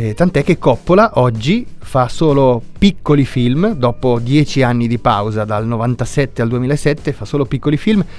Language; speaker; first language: Italian; native; Italian